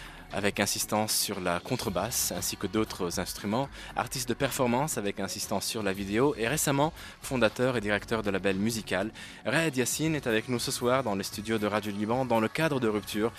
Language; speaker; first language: French; non-native, local second language; Arabic